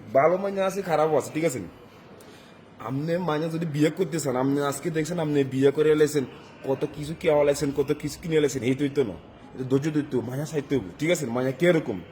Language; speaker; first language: Bangla; non-native, learner; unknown